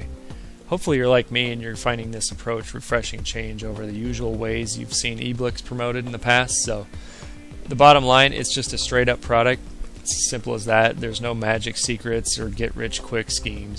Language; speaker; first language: English; native; English